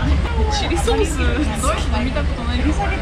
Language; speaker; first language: Japanese; non-native, fluent; Russian